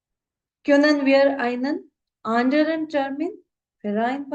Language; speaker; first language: German; non-native, fluent; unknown